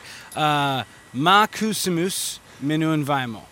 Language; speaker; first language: Finnish; non-native, learner; English